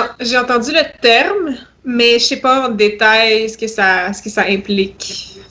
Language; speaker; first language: French; native; French